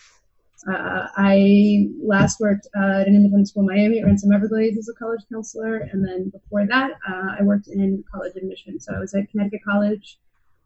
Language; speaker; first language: English; native; English